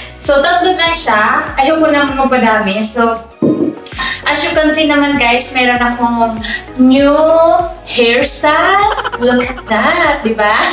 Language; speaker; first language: Filipino; non-native, local second language; Cebuano